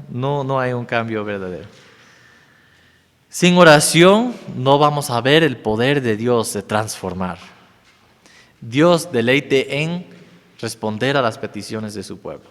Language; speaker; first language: Spanish; non-native, fluent; English